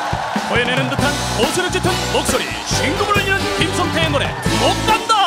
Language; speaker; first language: Korean; native; Korean